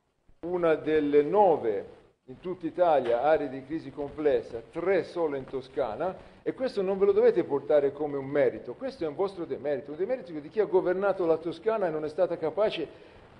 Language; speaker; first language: Italian; native; Italian